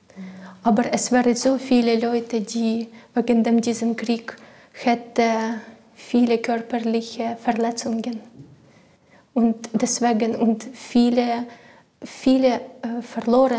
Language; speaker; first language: German; non-native, learner; Ukrainian